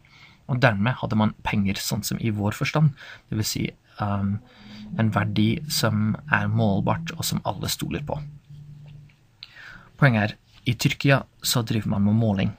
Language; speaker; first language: Norwegian; non-native, fluent; English